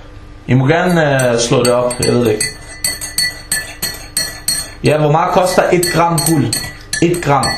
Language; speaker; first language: Danish; early bilingual, other home language; Arabic